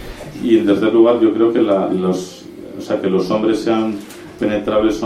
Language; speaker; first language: Spanish; native; Spanish